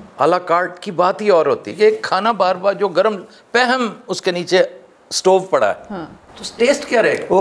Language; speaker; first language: Urdu; non-native, local second language; Punjabi